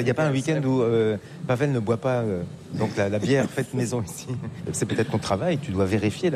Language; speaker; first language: French; native; French